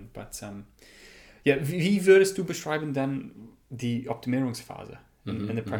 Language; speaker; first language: German; non-native, learner; English